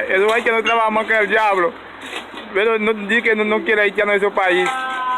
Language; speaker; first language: Spanish; non-native, local second language; Haitian Creole